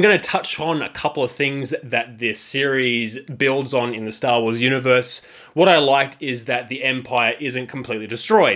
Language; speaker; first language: English; native; English